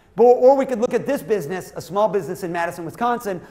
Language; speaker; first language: English; native; English